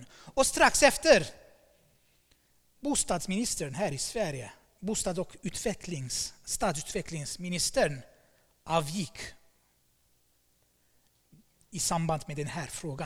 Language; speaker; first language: Swedish; non-native, fluent; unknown